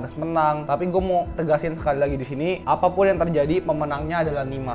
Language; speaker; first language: Indonesian; native; Indonesian